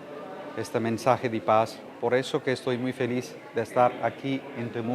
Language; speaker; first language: Spanish; non-native, learner; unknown